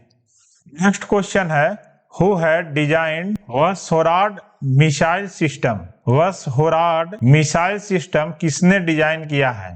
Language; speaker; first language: Hindi; native; Hindi